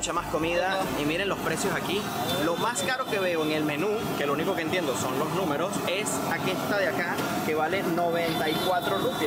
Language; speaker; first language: Spanish; native; Spanish